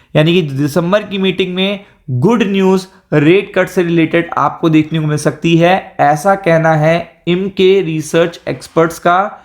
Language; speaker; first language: Hindi; native; Hindi